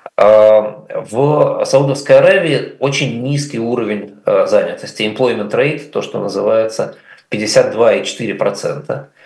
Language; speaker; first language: Russian; native; Russian